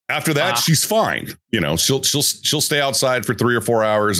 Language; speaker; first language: English; native; English